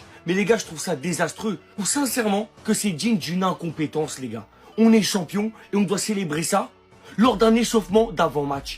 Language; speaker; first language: French; native; French